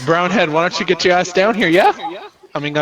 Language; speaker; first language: English; native; English